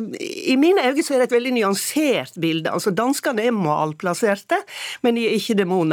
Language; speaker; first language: Norwegian; native; Norwegian